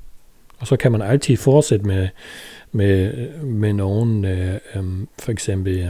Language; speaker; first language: Danish; non-native, fluent; German